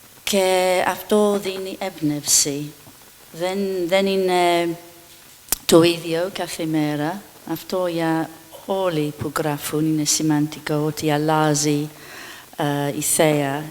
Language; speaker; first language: Greek; non-native, fluent; English